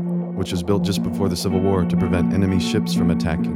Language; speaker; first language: English; native; English